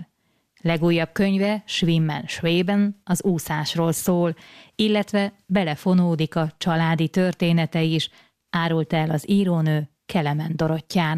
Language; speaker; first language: Hungarian; native; Hungarian